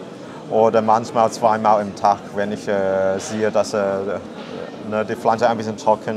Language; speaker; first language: German; non-native, learner; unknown